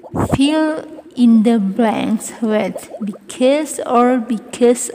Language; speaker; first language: English; non-native, fluent; Indonesian